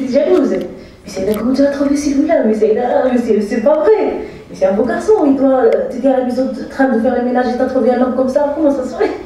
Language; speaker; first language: French; non-native, fluent; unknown